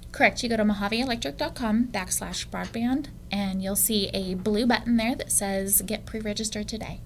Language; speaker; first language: English; native; English